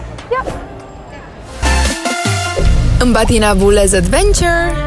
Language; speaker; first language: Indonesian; non-native, fluent; Romanian